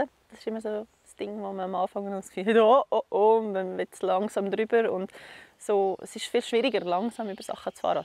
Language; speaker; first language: German; native; German